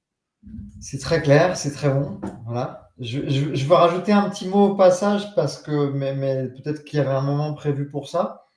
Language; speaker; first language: French; native; French